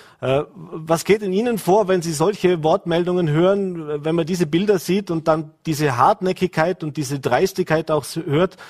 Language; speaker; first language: German; native; German